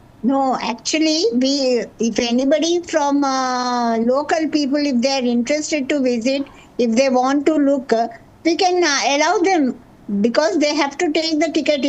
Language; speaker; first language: English; non-native, local second language; Telugu